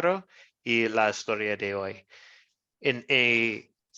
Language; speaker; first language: Spanish; non-native, fluent; English